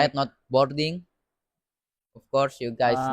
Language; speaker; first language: English; non-native, learner; Indonesian